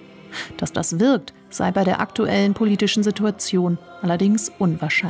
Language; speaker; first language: German; native; German